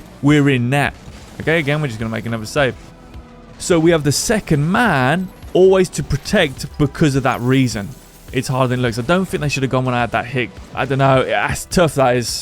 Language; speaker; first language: English; native; English